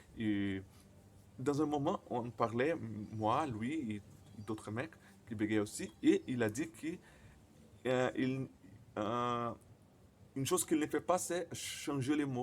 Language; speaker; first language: French; non-native, learner; Portuguese